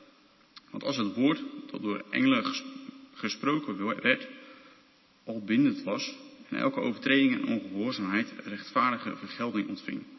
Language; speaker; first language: Dutch; native; Dutch